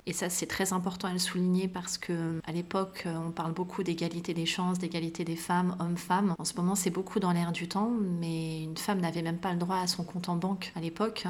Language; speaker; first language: French; early bilingual, other home language; Arabic